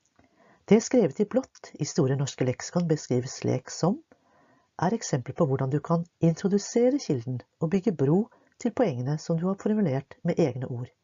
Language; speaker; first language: Norwegian; native; Norwegian